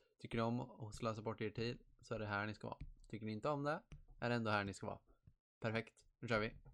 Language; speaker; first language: Swedish; native; Swedish